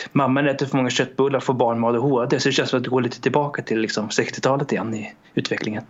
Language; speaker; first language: Swedish; early bilingual, other home language; Romanian